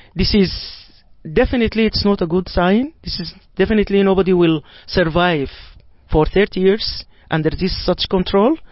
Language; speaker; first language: English; non-native, fluent; Arabic